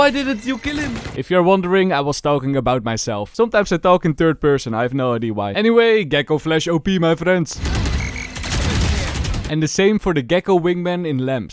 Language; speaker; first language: English; non-native, fluent; Dutch